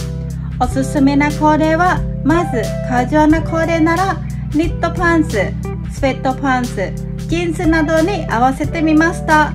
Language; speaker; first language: Japanese; non-native, fluent; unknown